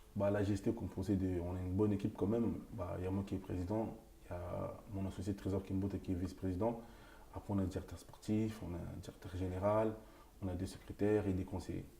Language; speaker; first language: French; early bilingual, other home language; Lingala